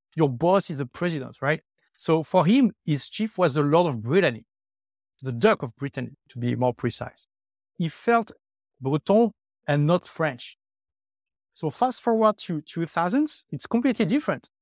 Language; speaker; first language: English; non-native, fluent; French